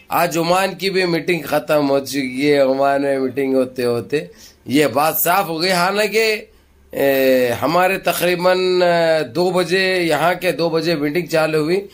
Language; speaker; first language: Urdu; native; Urdu